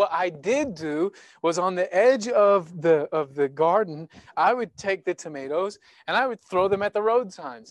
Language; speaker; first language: English; native; English